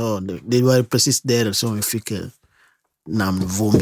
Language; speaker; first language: Swedish; non-native, learner; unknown